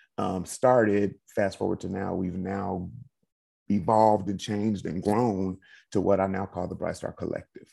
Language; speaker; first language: English; native; English